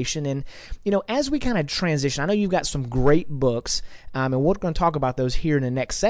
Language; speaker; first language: English; native; English